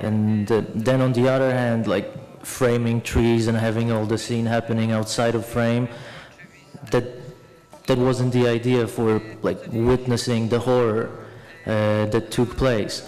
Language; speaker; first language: English; non-native, fluent; Polish